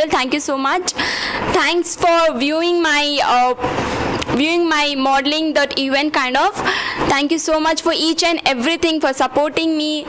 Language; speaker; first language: English; non-native, local second language; Kannada